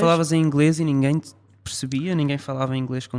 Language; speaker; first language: Portuguese; native; Portuguese